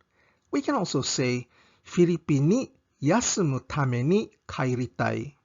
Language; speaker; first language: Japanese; non-native, fluent; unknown